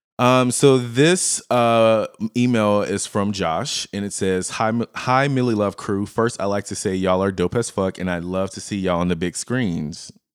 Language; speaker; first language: English; native; English